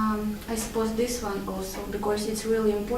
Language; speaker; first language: English; non-native, learner; Russian